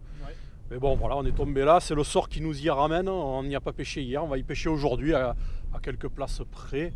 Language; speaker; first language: French; native; French